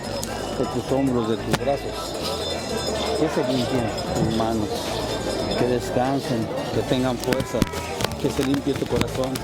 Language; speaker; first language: Spanish; native; Spanish